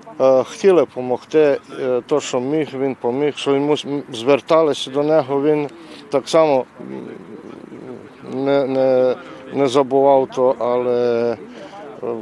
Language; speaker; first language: Ukrainian; early bilingual, heritage; Ukrainian